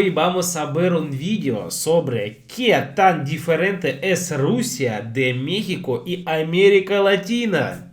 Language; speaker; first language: Spanish; non-native, fluent; Russian